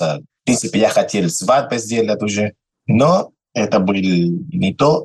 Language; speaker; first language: Russian; non-native, learner; Spanish